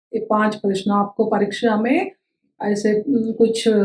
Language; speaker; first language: Hindi; non-native, local second language; Telugu